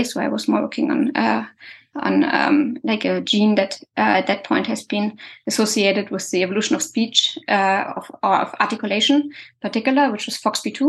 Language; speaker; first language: English; non-native, fluent; German